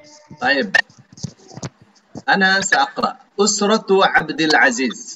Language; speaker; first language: Arabic; non-native, fluent; Indonesian